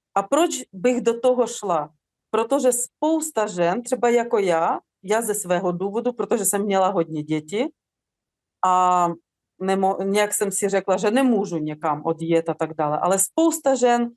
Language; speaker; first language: Czech; non-native, fluent; Ukrainian